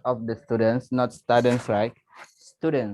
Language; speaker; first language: English; non-native, fluent; Indonesian